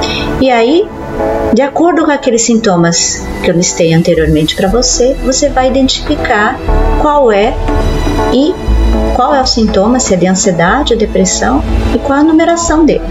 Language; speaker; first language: Portuguese; native; Portuguese